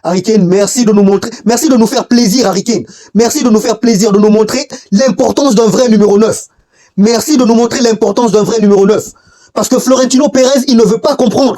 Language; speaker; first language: French; native; French